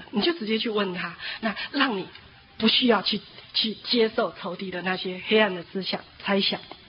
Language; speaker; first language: Chinese; native; Chinese